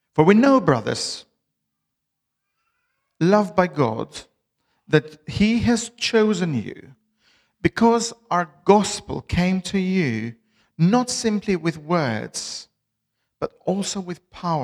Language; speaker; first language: English; non-native, fluent; Albanian